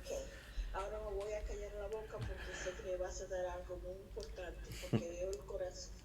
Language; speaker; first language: Spanish; early bilingual, heritage; Spanish